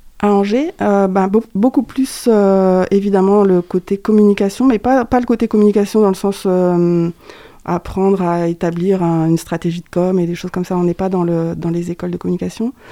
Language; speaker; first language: French; native; French